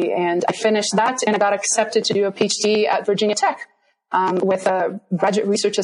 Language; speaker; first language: English; non-native, fluent; Portuguese